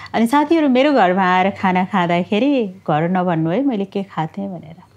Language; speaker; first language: Nepali; non-native, local second language; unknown